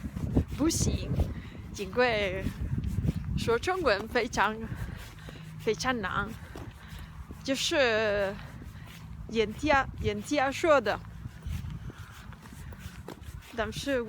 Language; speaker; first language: Chinese; non-native, learner; Spanish